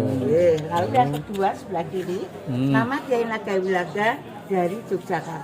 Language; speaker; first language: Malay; non-native, local second language; Javanese